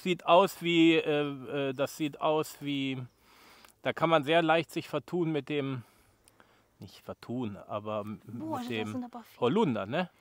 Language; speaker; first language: German; native; German